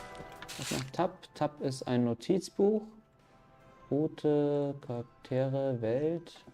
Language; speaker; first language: German; native; German